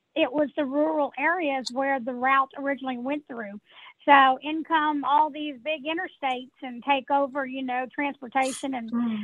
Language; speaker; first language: English; native; English